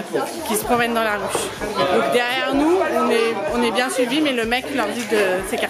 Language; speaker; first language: French; native; French